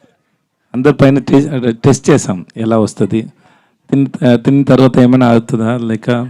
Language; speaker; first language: Telugu; non-native, learner; Tamil